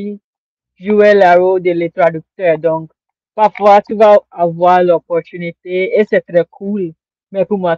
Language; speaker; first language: French; non-native, learner; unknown